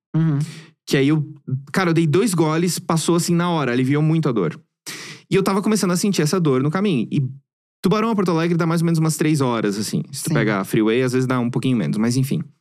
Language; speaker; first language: Portuguese; native; Portuguese